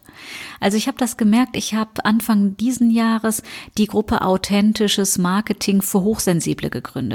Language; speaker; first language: German; native; German